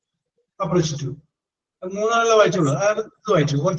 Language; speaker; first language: Malayalam; native; Malayalam